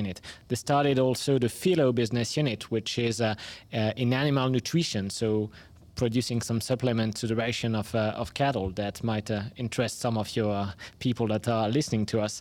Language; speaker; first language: English; non-native, fluent; French